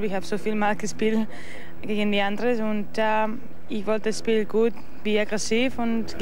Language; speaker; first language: German; non-native, learner; Spanish